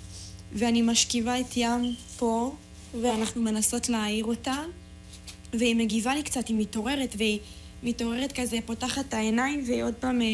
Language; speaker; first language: Hebrew; native; Hebrew